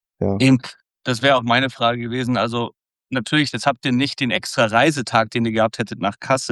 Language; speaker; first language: German; native; German